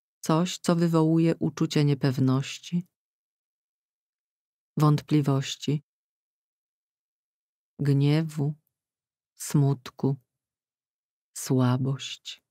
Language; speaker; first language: Polish; native; Polish